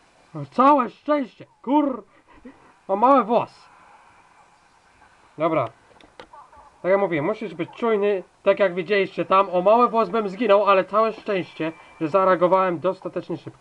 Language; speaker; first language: Polish; native; Polish